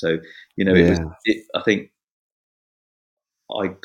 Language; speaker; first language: English; native; English